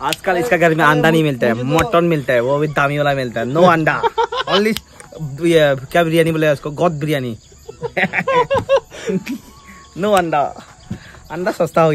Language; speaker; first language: Hindi; non-native, local second language; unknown